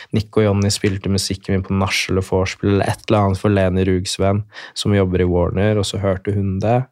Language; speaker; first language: Norwegian; native; Norwegian